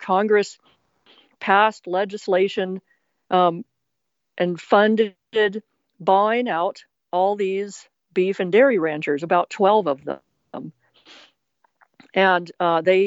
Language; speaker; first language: English; native; English